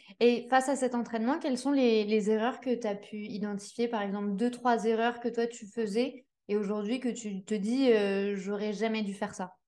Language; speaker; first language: French; native; French